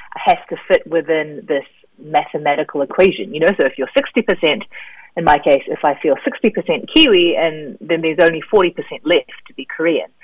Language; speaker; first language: English; native; English